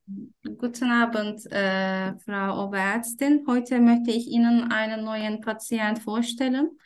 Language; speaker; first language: German; non-native, fluent; Turkish